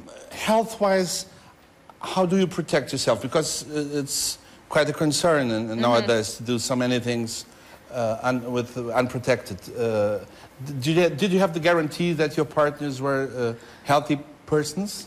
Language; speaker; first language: English; non-native, fluent; Portuguese